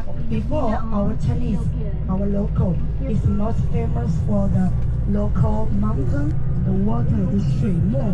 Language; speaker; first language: English; non-native, learner; Chinese